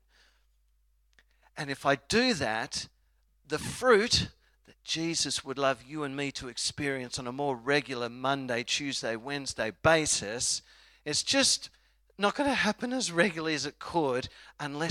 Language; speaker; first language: English; native; English